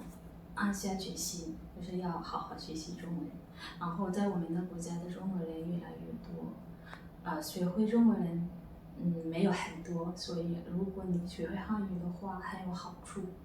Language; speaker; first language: Chinese; non-native, fluent; Malagasy